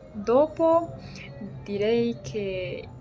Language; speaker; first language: Italian; non-native, learner; French